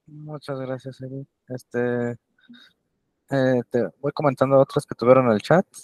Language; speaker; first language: Spanish; native; Spanish